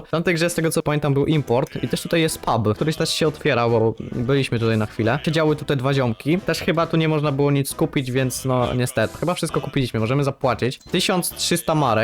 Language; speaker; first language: Polish; native; Polish